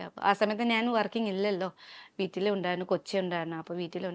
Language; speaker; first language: Malayalam; non-native, learner; Nepali